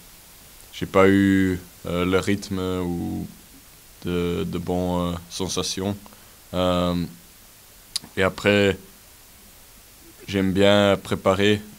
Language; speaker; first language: French; non-native, local second language; Dutch